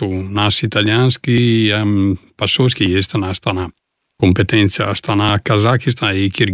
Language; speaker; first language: Russian; non-native, learner; Italian